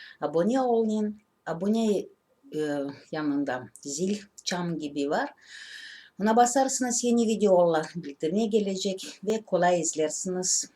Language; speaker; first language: Turkish; non-native, learner; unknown